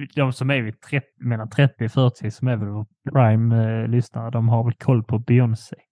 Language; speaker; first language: Swedish; early bilingual, other home language; Polish